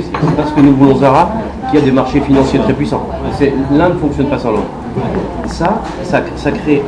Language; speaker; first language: French; native; French